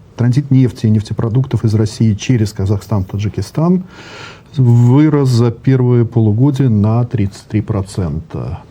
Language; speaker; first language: Russian; native; Russian